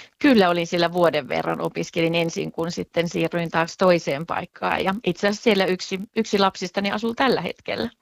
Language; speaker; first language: Finnish; native; Finnish